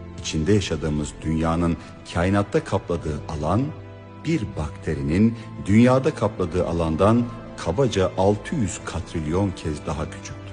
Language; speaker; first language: Turkish; native; Turkish